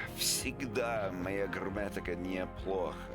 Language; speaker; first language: Russian; non-native, learner; English